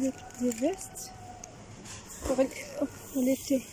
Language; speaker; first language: French; non-native, local second language; Arabic